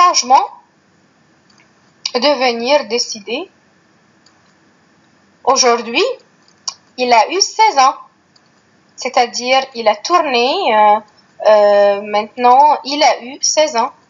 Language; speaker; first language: French; non-native, fluent; Arabic